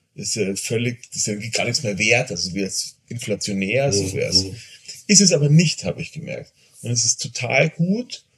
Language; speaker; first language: German; non-native, fluent; Spanish